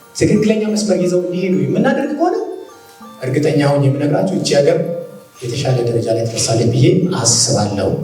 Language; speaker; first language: Amharic; native; Amharic